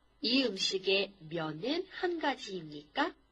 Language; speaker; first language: Korean; non-native, fluent; Chinese